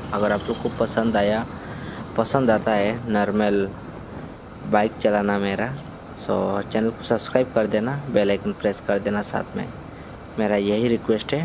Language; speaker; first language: Hindi; non-native, local second language; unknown